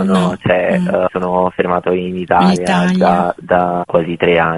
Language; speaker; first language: Italian; non-native, fluent; Bosnian